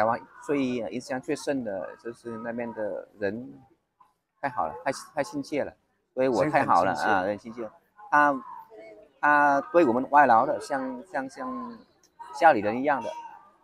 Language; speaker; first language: Chinese; non-native, fluent; Vietnamese